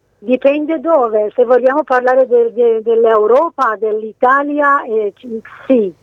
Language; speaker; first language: Italian; non-native, fluent; Persian